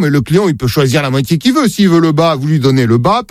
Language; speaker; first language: French; native; French